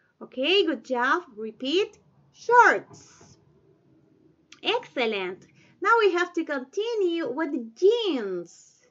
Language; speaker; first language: English; non-native, fluent; Spanish